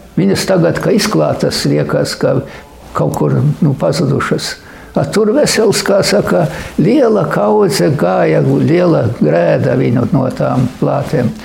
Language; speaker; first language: Latvian; native; Latvian